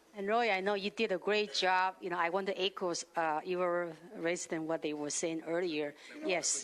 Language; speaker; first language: English; non-native, learner; Chinese